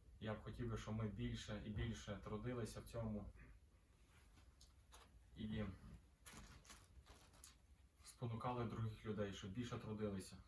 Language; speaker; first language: Ukrainian; native; Ukrainian